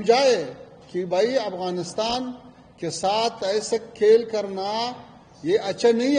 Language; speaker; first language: Hindi; non-native, fluent; Pashto